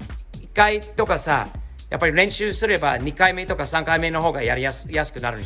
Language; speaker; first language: Japanese; native; Japanese